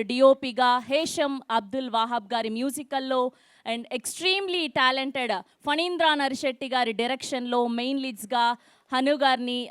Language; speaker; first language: Telugu; native; Telugu